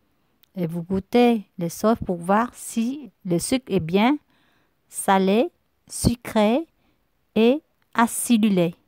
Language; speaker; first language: French; non-native, learner; Vietnamese